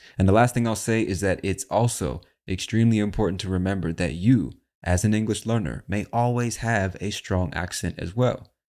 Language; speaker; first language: English; native; English